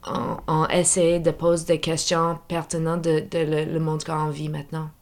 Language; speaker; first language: French; non-native, local second language; English